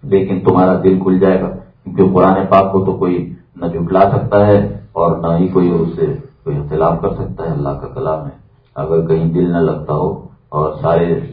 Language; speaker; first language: Urdu; native; Urdu